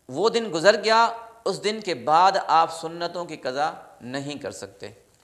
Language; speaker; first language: Urdu; non-native, local second language; Sindhi